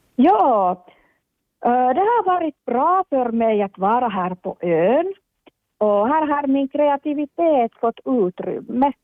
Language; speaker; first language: Swedish; non-native, local second language; Finnish